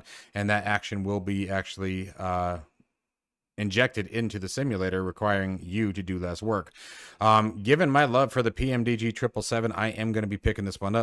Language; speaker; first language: English; native; English